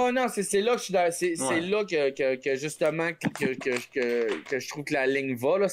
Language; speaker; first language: French; native; French